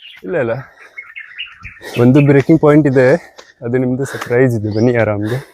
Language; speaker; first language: Kannada; non-native, local second language; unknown